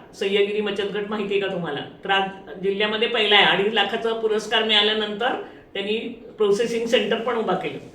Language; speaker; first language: Marathi; native; Marathi